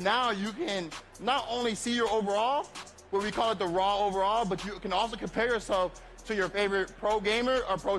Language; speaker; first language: English; native; English